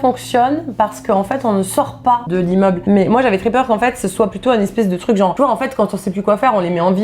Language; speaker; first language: French; native; French